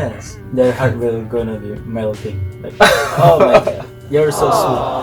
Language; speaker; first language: English; non-native, learner; Indonesian